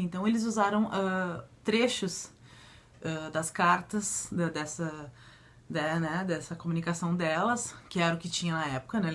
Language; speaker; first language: Portuguese; native; Portuguese